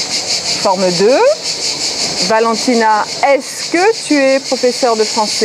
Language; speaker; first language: French; native; French